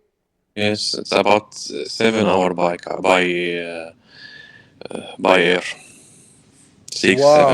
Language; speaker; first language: English; non-native, learner; Arabic